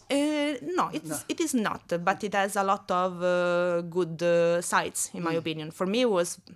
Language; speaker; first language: English; non-native, fluent; Italian